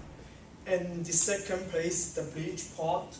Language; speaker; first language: English; non-native, learner; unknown